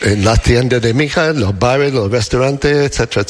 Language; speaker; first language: Spanish; non-native, learner; English